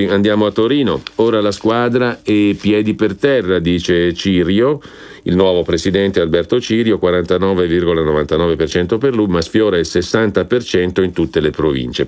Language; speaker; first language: Italian; native; Italian